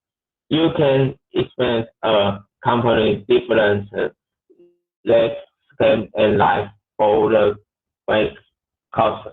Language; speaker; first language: English; non-native, learner; Chinese